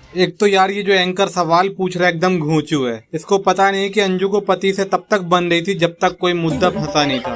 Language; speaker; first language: Hindi; native; Hindi